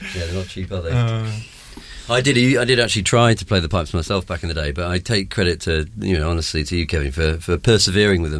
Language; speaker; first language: English; native; English